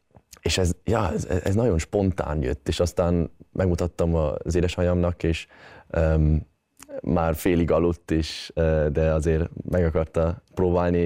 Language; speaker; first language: Hungarian; early bilingual, heritage; Hungarian